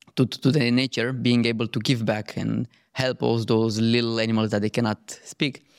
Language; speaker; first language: English; non-native, fluent; Romanian